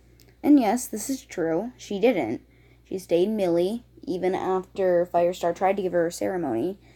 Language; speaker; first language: English; native; English